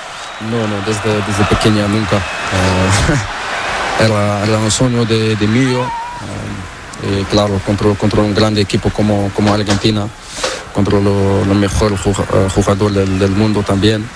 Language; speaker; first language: Spanish; non-native, learner; Portuguese